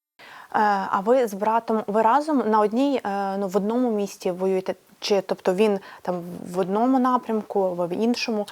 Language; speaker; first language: Ukrainian; native; Ukrainian